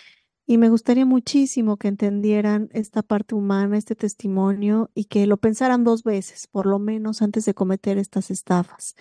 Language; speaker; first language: Spanish; native; Spanish